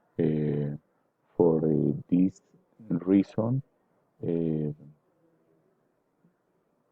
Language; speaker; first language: English; non-native, learner; Spanish